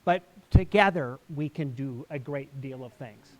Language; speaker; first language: English; native; English